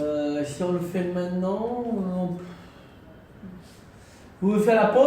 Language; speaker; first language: French; non-native, fluent; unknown